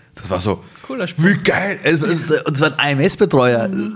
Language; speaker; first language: German; early bilingual, other home language; Persian